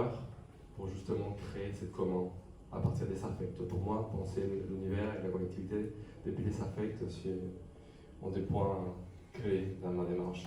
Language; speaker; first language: French; non-native, fluent; Spanish